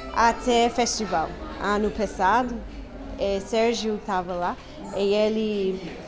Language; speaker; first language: Portuguese; non-native, learner; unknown